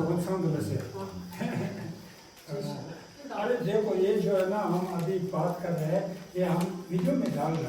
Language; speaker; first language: Hindi; non-native, local second language; Tibetan